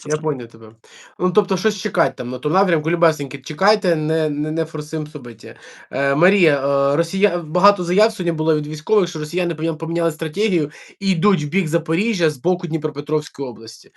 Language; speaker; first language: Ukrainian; native; Ukrainian